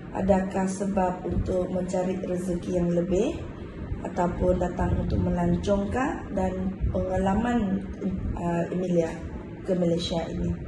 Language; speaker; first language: Malay; non-native, local second language; Chinese